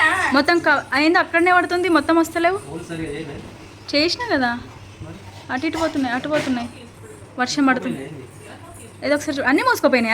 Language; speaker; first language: Telugu; native; Telugu